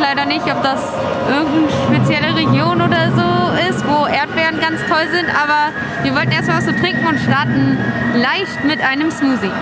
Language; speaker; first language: German; native; German